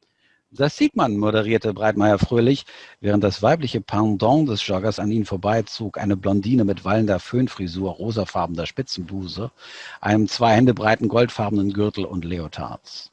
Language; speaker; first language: German; native; German